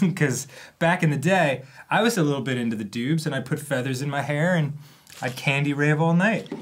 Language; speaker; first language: English; native; English